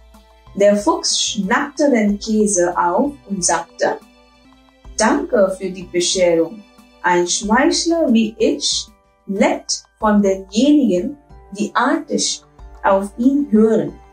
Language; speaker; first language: German; non-native, fluent; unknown